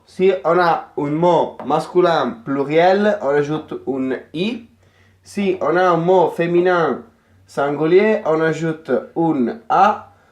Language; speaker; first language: French; non-native, fluent; Italian